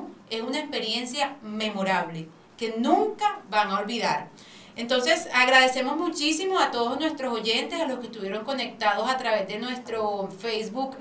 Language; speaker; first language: Spanish; native; Spanish